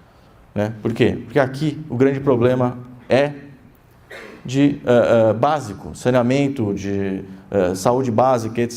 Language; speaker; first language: Portuguese; native; Portuguese